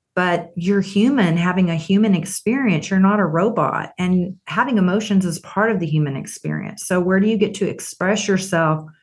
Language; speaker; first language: English; native; English